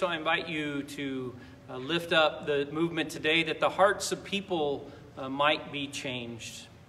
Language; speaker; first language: English; native; English